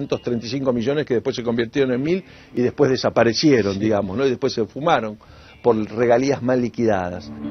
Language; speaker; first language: Spanish; native; Spanish